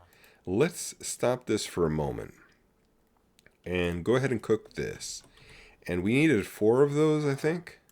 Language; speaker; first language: English; native; English